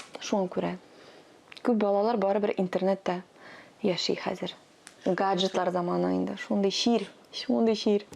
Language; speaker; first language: Tatar; non-native, local second language; Russian